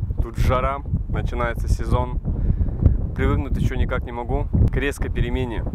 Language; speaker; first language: Russian; native; Russian